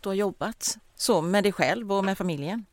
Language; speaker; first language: Swedish; native; Swedish